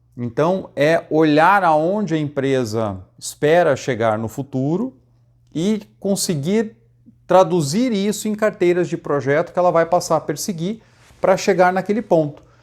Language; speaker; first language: Portuguese; native; Portuguese